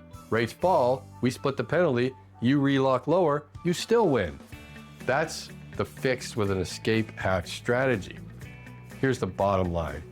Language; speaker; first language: English; native; English